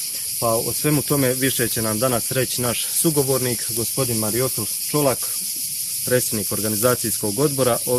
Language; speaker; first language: Bosnian; native; Bosnian